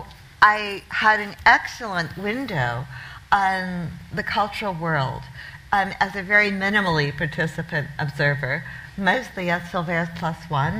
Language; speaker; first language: English; native; English